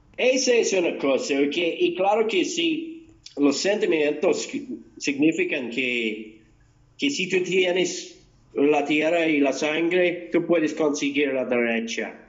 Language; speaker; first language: Spanish; non-native, learner; English